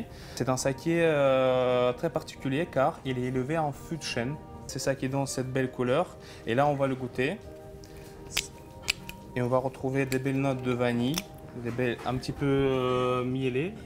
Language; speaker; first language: French; non-native, fluent; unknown